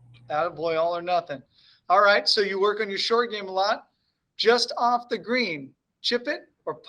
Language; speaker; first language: English; native; English